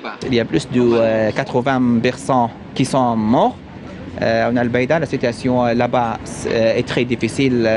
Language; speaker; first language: French; non-native, learner; Arabic